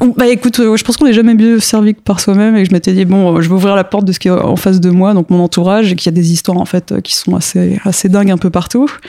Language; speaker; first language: French; early bilingual, other home language; Spanish